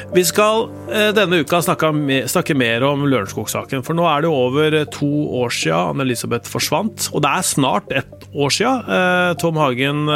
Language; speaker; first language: Norwegian; native; Norwegian